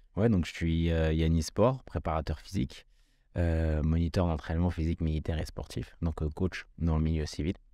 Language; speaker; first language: French; early bilingual, other home language; Kabyle